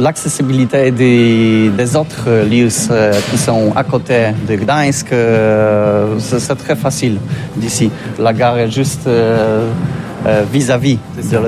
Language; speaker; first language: French; non-native, learner; Polish